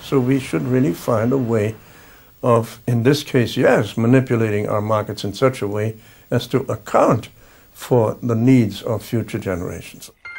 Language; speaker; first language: English; non-native, fluent; German